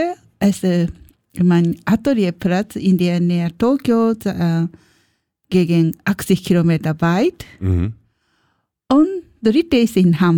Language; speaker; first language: German; non-native, learner; Japanese